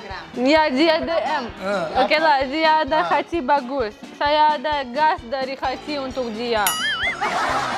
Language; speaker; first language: Indonesian; non-native, learner; Russian